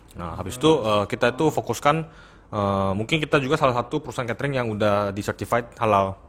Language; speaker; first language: Indonesian; early bilingual, other home language; Korean